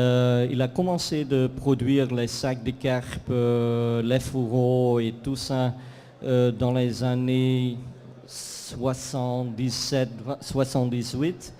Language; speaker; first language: French; non-native, fluent; Dutch